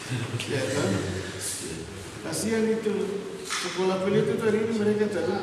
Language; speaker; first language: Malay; non-native, local second language; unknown